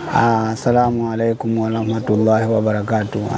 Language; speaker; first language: Somali; non-native, learner; Swahili